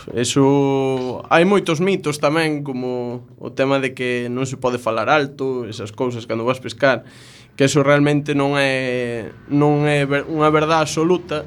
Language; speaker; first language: Galician; native; Galician